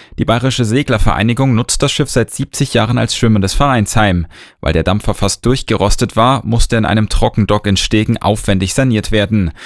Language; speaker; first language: German; native; German